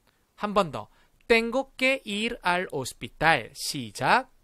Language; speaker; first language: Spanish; non-native, fluent; Korean